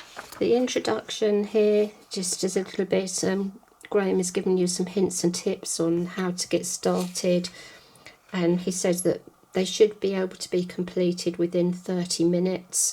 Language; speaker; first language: English; native; English